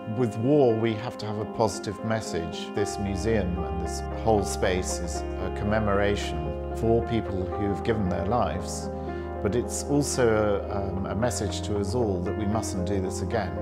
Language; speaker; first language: English; native; English